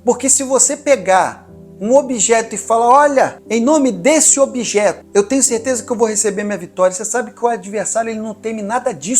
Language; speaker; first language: Portuguese; native; Portuguese